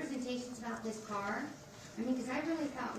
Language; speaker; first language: English; native; English